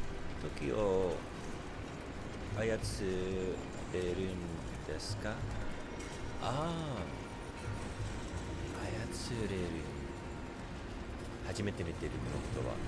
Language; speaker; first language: Japanese; non-native, learner; English